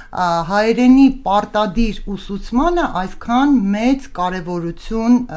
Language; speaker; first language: Armenian; native; Armenian